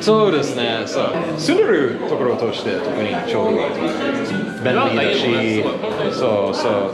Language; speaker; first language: Japanese; non-native, fluent; English